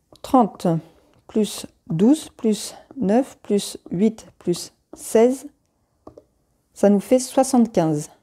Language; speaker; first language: French; native; French